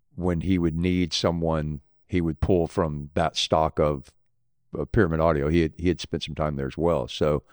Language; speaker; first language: English; native; English